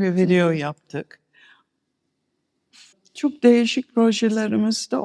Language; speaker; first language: Turkish; non-native, fluent; English